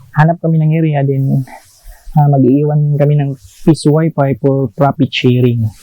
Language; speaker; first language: Filipino; non-native, local second language; Cebuano